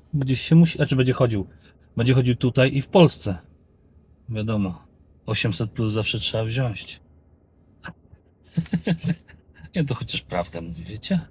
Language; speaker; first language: Polish; native; Polish